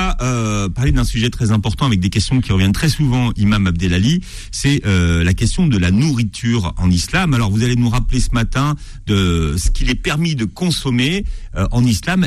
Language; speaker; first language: French; native; French